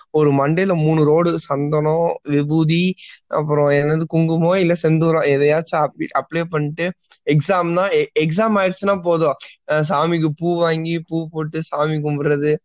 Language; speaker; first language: Tamil; native; Tamil